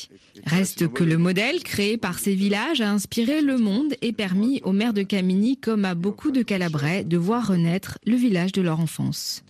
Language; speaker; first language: French; native; French